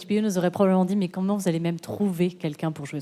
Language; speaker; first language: French; native; French